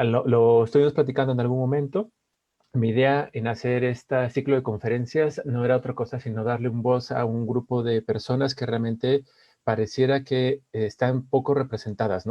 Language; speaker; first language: Spanish; native; Spanish